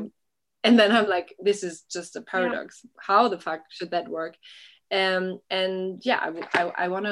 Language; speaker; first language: English; non-native, fluent; German